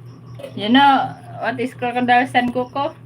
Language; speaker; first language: English; non-native, local second language; Cebuano